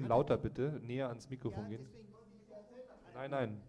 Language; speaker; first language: German; native; German